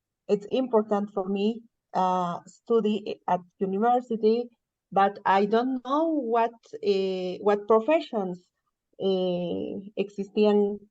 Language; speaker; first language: English; non-native, learner; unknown